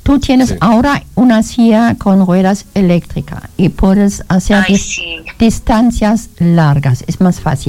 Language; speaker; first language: Spanish; non-native, learner; German